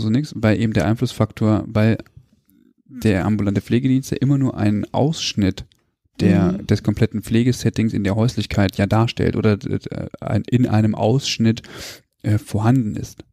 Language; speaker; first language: German; native; German